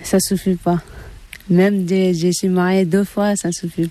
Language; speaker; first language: French; non-native, learner; Tibetan